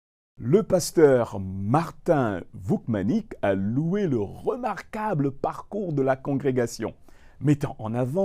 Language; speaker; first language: French; native; French